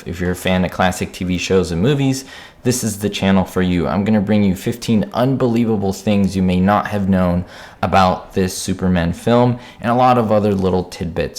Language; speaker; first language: English; native; English